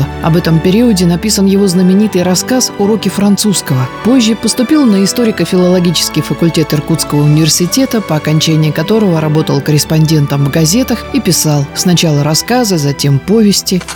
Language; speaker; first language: Russian; native; Russian